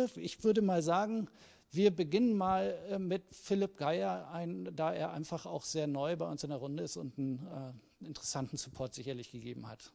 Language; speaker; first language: German; native; German